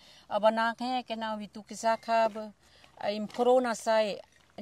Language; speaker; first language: German; non-native, fluent; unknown